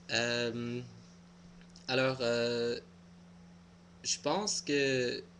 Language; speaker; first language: French; non-native, fluent; English